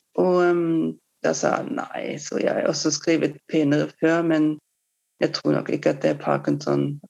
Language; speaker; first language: Norwegian; non-native, fluent; German